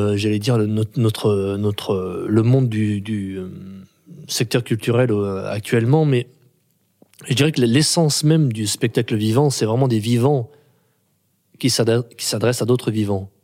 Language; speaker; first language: French; native; French